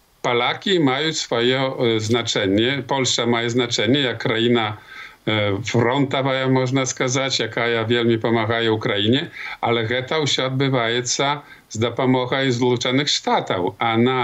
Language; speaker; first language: Polish; non-native, local second language; Belarusian